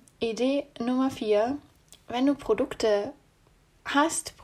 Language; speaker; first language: German; native; German